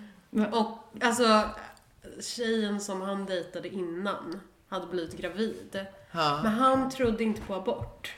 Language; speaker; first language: Swedish; native; Swedish